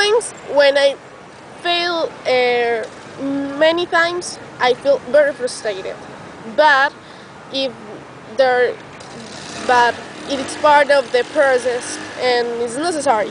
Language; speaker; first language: English; non-native, learner; Spanish